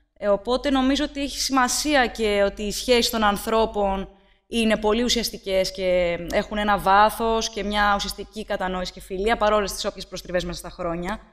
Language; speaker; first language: Greek; native; Greek